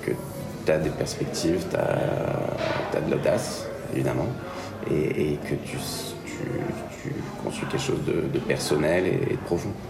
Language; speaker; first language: French; native; French